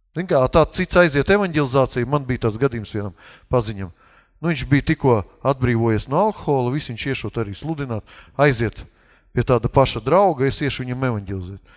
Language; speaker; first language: Latvian; non-native, local second language; Russian